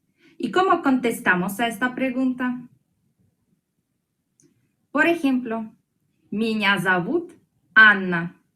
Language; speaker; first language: Spanish; non-native, fluent; Russian